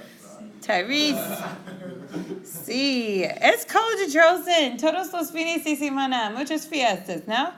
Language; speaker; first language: Spanish; non-native, fluent; English